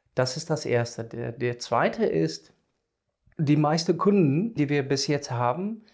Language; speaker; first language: German; non-native, fluent; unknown